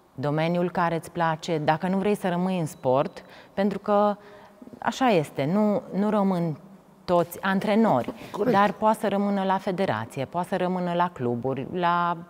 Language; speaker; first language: Romanian; native; Romanian